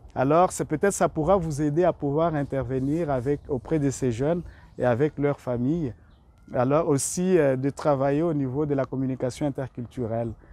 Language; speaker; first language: French; non-native, local second language; Rundi